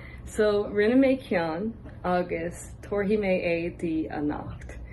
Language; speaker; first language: Irish; non-native, local second language; English